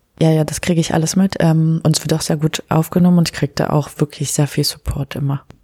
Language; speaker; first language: German; early bilingual, other home language; Kurdish